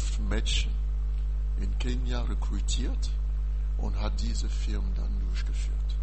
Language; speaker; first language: German; non-native, learner; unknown